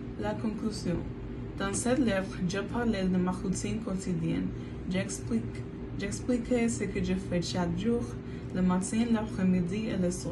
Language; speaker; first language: French; non-native, learner; Spanish